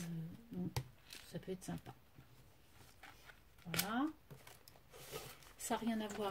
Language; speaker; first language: French; native; French